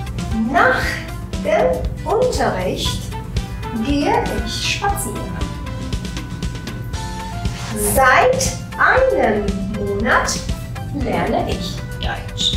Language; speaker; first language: German; non-native, fluent; Albanian